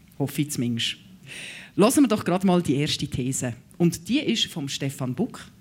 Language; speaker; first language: German; native; German